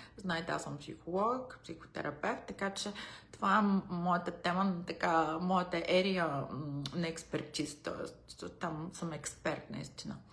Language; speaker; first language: Bulgarian; early bilingual, heritage; Bulgarian